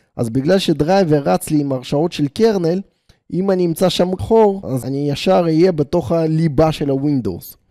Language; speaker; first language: Hebrew; native; Hebrew